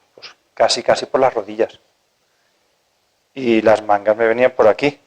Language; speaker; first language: Spanish; native; Spanish